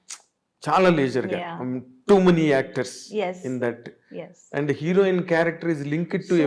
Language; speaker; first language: Telugu; native; Telugu